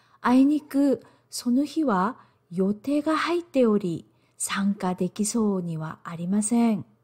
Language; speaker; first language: Japanese; non-native, fluent; Korean